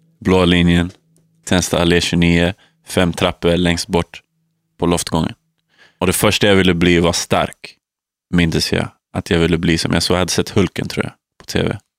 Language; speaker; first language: Swedish; native; Swedish